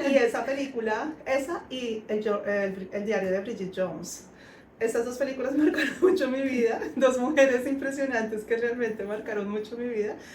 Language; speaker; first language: Spanish; native; Spanish